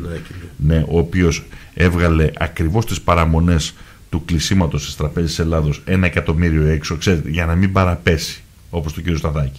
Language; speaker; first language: Greek; native; Greek